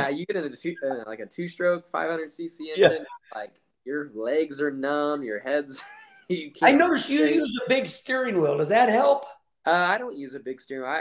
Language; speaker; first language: English; native; English